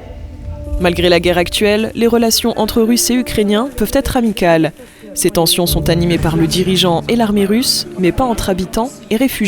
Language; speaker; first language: French; native; French